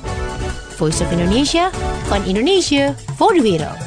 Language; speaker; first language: Dutch; non-native, learner; Indonesian